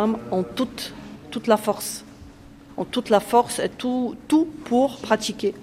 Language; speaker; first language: French; non-native, fluent; Polish